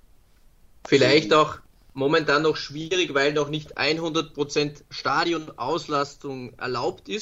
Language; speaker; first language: German; native; German